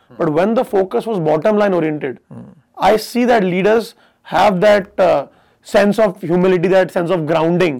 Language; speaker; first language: English; non-native, local second language; Hindi